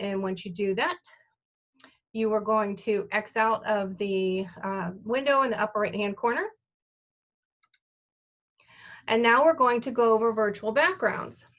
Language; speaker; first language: English; native; English